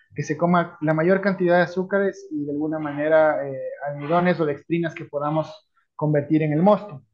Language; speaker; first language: Spanish; native; Spanish